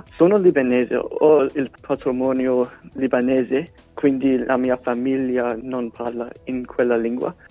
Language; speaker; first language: Italian; non-native, fluent; English